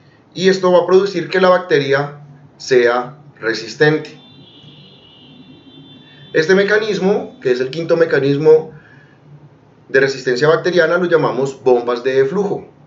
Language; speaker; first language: Spanish; native; Spanish